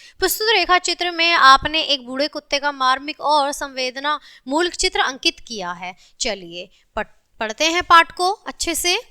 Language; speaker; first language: Hindi; native; Hindi